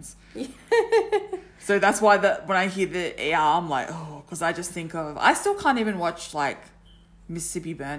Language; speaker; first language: English; native; English